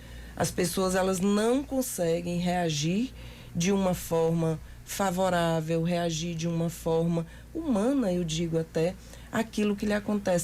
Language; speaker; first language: Portuguese; native; Portuguese